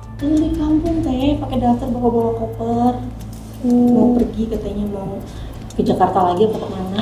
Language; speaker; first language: Indonesian; non-native, local second language; Sundanese